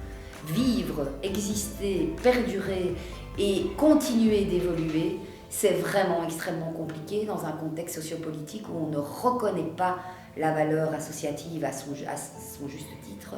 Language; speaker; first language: French; native; French